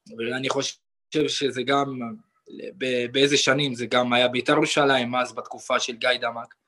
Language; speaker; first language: Hebrew; non-native, local second language; Arabic